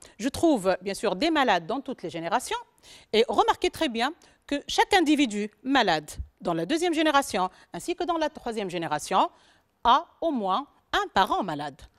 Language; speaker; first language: French; non-native, local second language; Arabic